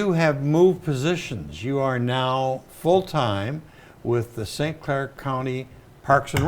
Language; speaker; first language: English; native; English